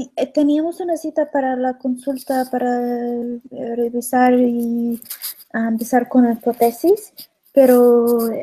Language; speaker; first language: Spanish; non-native, learner; English